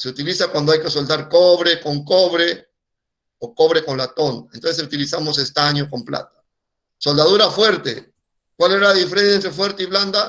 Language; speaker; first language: Spanish; native; Spanish